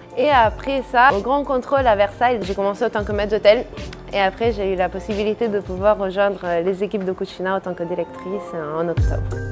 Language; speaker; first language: French; non-native, fluent; Italian